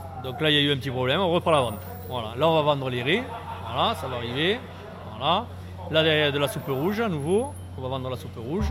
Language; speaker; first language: French; native; French